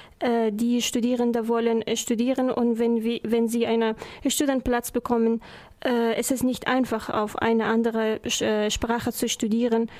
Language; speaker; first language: German; non-native, learner; Persian